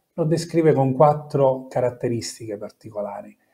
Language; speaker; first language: Italian; native; Italian